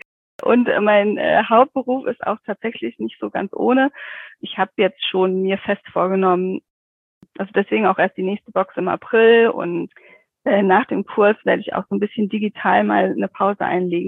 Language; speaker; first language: German; native; German